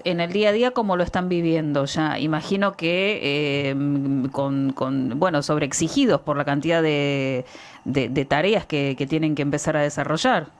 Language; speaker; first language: Spanish; native; Spanish